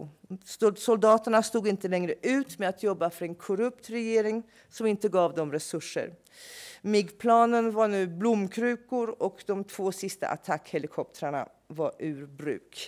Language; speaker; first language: Swedish; non-native, fluent; English